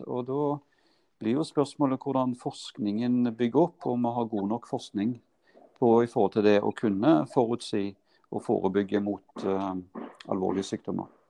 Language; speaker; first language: Norwegian; native; Norwegian